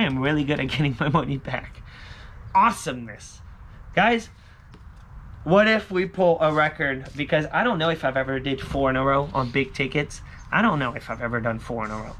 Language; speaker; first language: English; native; English